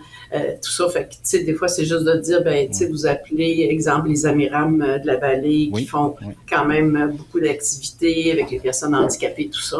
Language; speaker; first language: French; native; French